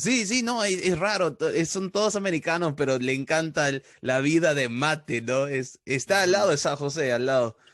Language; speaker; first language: Spanish; early bilingual, heritage; Spanish